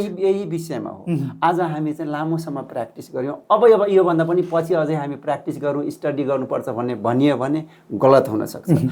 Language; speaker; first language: Nepali; non-native, local second language; Rana Tharu